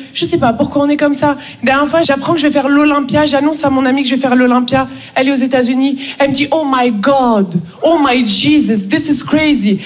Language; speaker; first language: French; native; French